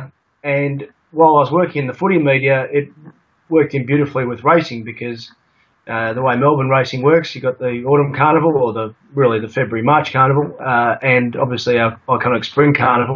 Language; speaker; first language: English; native; English